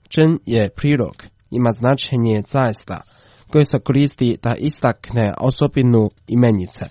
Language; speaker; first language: Croatian; non-native, fluent; Chinese